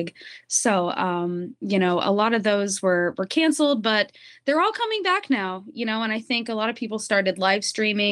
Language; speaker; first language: English; native; English